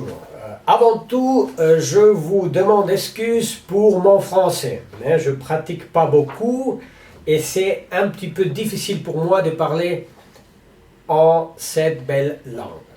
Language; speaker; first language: French; non-native, learner; Spanish